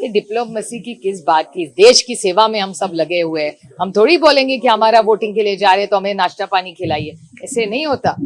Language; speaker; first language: Hindi; non-native, local second language; Marathi